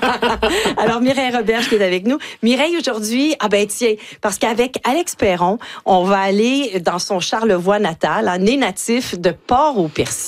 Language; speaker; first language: French; native; French